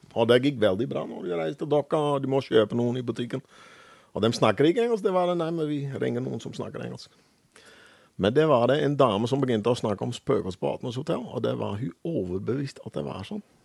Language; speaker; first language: Norwegian; non-native, fluent; Dutch